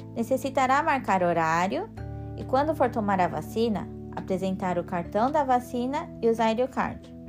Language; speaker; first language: Portuguese; non-native, fluent; Japanese